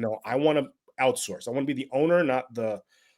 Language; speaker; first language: English; native; English